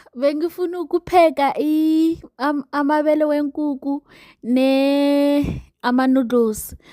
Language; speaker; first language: Zulu; non-native, local second language; Southern Sotho